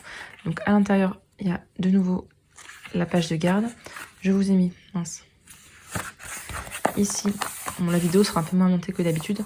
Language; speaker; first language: French; native; French